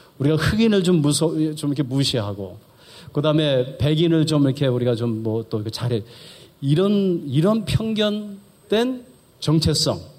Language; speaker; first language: Korean; early bilingual, heritage; Korean